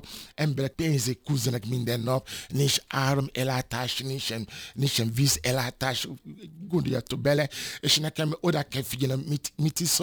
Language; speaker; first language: Hungarian; non-native, fluent; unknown